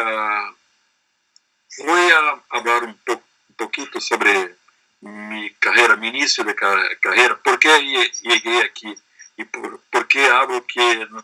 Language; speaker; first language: Spanish; non-native, learner; Portuguese